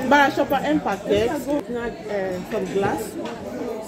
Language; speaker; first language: Swedish; non-native, learner; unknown